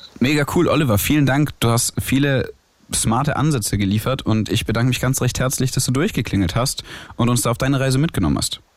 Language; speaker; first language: German; native; German